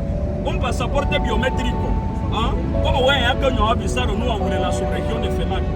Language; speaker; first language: Spanish; non-native, learner; Japanese